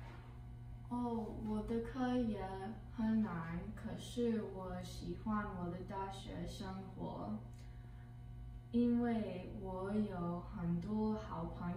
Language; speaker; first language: Chinese; non-native, learner; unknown